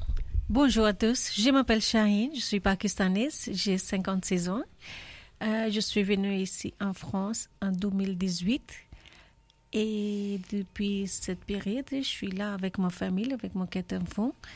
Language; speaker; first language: French; non-native, learner; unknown